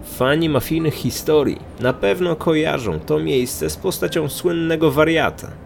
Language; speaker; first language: Polish; native; Polish